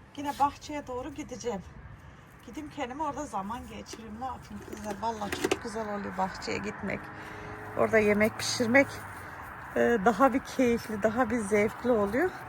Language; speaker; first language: Turkish; native; Turkish